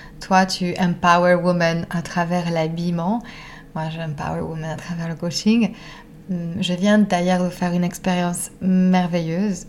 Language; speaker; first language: French; non-native, fluent; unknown